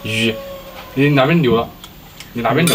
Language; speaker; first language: Chinese; native; Chinese